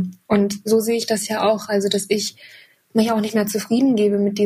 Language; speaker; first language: German; native; German